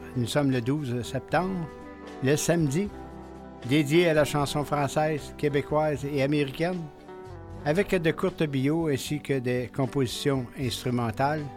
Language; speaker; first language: French; native; French